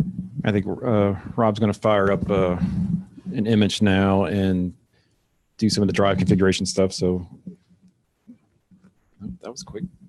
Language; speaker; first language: English; native; English